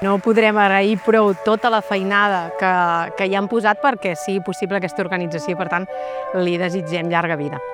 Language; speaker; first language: Catalan; native; Catalan